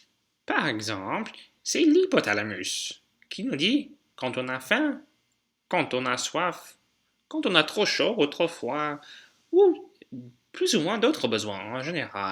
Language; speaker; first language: French; non-native, fluent; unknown